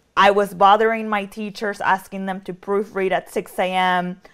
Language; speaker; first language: English; early bilingual, other home language; Spanish